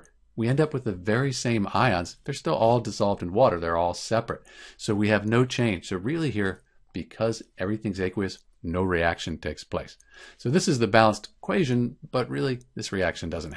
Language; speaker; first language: English; native; English